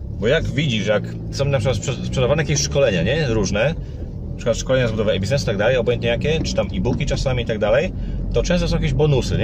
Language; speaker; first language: Polish; native; Polish